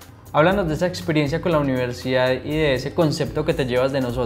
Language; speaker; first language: Spanish; native; Spanish